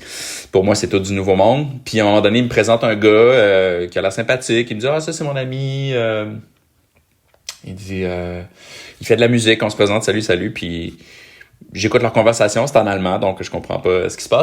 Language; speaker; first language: French; native; French